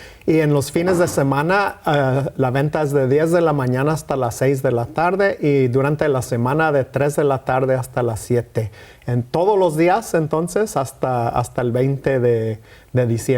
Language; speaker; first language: Spanish; early bilingual, heritage; Spanish